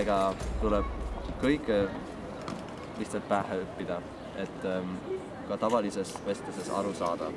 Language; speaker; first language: Estonian; non-native, learner; German